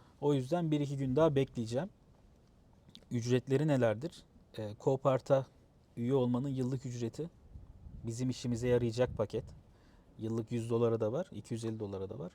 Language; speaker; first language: Turkish; native; Turkish